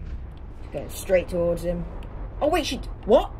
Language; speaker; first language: English; native; English